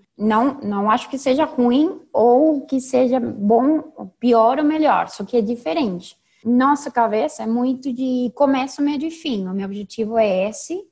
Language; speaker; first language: Portuguese; non-native, fluent; Spanish